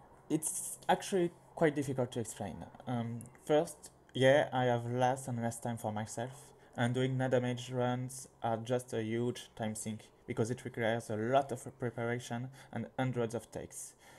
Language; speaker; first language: English; non-native, fluent; French